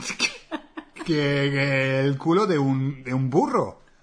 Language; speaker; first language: Spanish; non-native, fluent; English